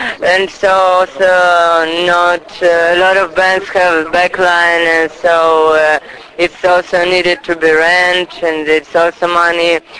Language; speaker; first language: English; non-native, fluent; Russian